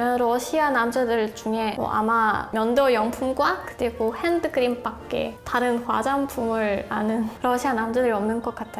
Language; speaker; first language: Korean; non-native, fluent; Russian